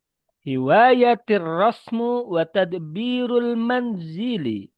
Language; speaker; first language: Arabic; non-native, fluent; Indonesian